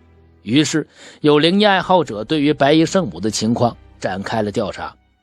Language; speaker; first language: Chinese; native; Chinese